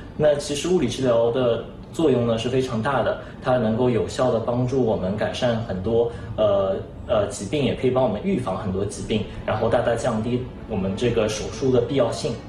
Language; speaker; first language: Chinese; native; Chinese